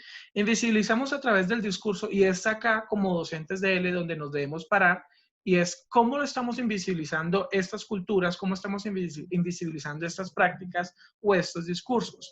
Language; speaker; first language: Spanish; native; Spanish